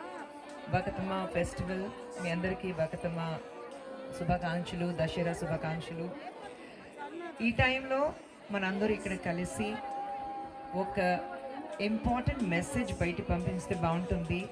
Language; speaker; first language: Telugu; non-native, learner; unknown